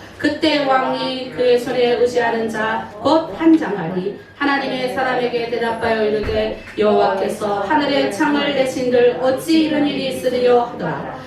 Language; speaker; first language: Korean; native; Korean